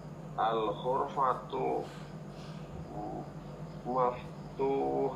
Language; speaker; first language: Arabic; non-native, learner; Indonesian